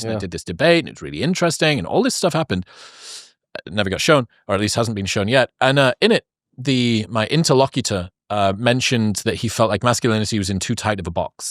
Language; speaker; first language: English; native; English